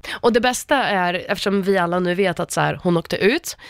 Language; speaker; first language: Swedish; native; Swedish